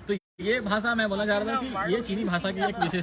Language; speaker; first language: Hindi; native; Hindi